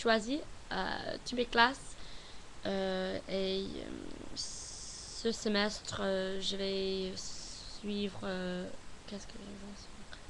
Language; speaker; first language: French; non-native, learner; English